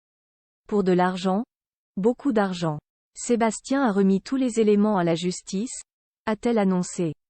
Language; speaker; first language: French; native; French